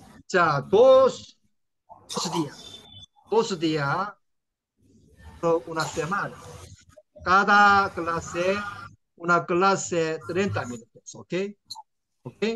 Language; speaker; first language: Spanish; non-native, learner; Korean